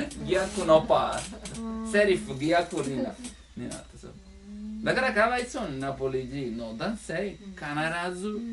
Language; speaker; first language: Japanese; non-native, learner; Italian